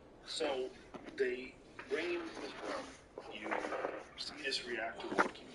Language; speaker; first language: English; native; English